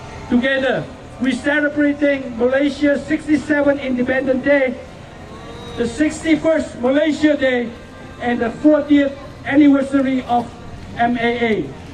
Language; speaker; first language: English; non-native, local second language; Chinese